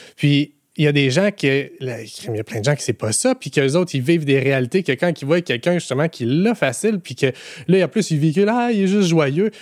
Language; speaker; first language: French; native; French